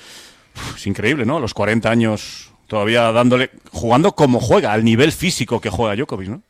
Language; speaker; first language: Spanish; native; Spanish